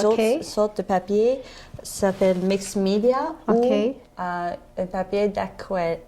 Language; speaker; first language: French; non-native, learner; English